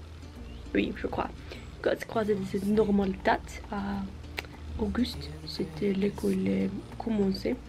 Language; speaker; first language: French; non-native, learner; Norwegian